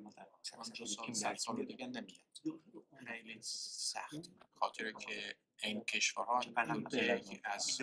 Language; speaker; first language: Persian; non-native, learner; Kurdish